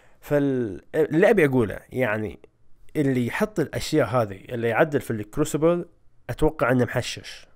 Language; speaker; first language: Arabic; native; Arabic